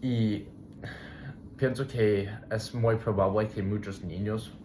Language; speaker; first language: Spanish; non-native, learner; English